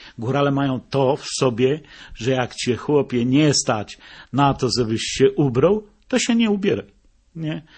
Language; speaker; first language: Polish; native; Polish